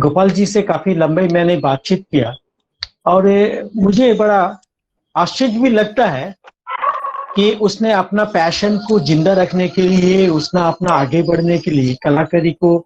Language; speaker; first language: Hindi; native; Hindi